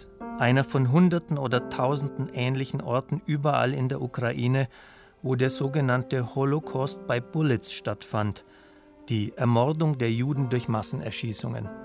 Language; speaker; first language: German; native; German